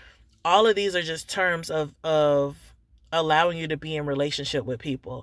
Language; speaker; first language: English; native; English